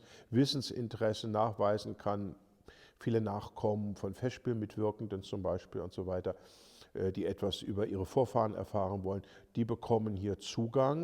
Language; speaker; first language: German; native; German